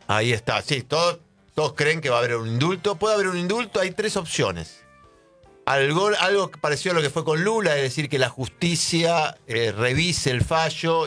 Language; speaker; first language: Spanish; native; Spanish